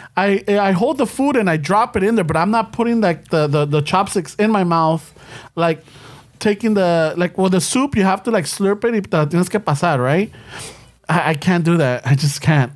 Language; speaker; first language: English; early bilingual, other home language; Spanish